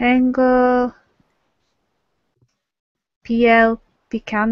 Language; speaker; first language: Spanish; non-native, learner; English